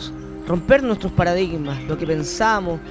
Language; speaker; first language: Spanish; native; Spanish